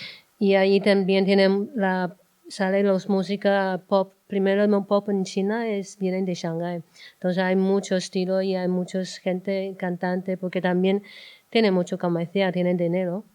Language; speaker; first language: Spanish; non-native, learner; Chinese